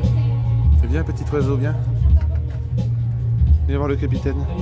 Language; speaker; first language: French; native; French